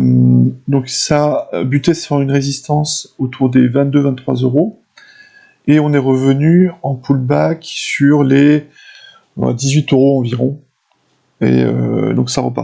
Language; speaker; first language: French; native; French